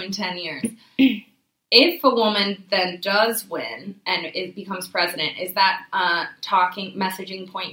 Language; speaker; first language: English; native; English